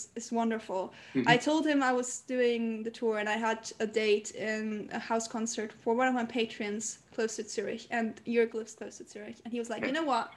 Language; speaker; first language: English; early bilingual, other home language; German